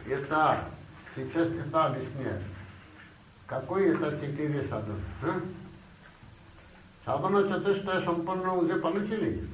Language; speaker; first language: Russian; non-native, learner; Bangla